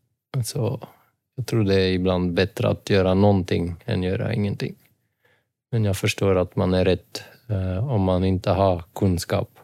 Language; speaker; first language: Swedish; non-native, fluent; Dutch